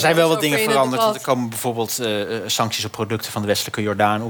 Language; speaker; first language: Dutch; native; Dutch